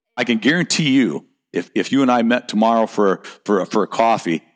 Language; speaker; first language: English; native; English